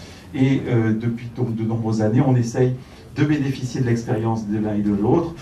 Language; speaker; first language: French; native; French